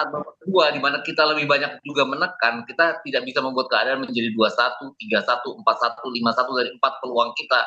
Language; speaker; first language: Indonesian; native; Indonesian